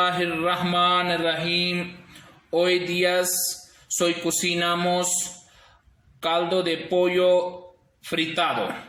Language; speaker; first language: Spanish; non-native, learner; Urdu